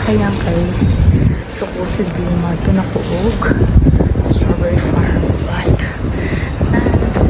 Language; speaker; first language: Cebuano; native; Cebuano